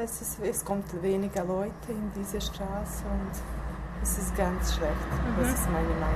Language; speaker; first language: German; non-native, learner; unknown